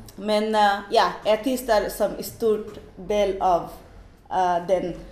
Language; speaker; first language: Swedish; non-native, learner; Bangla